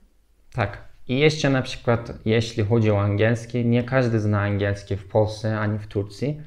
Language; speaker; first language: Polish; non-native, learner; Turkish